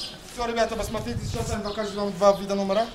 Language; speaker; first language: Russian; native; Russian